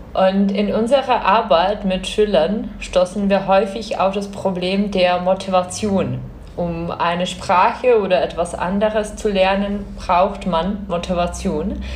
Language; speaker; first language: German; non-native, fluent; Czech